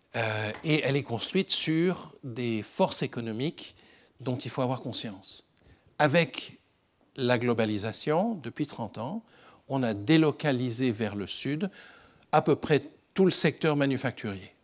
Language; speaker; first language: French; native; French